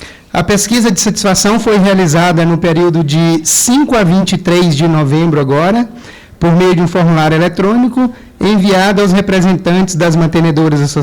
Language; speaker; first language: Portuguese; native; Portuguese